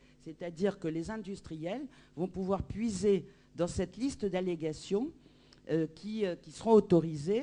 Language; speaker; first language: French; native; French